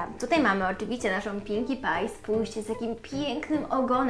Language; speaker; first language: Polish; native; Polish